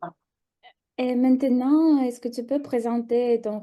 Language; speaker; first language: French; non-native, fluent; Russian